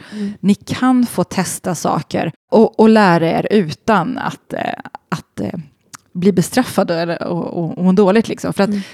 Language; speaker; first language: Swedish; native; Swedish